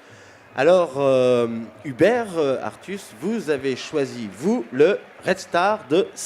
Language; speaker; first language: French; native; French